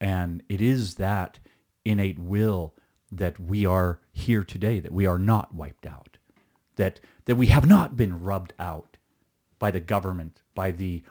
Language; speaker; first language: English; early bilingual, other home language; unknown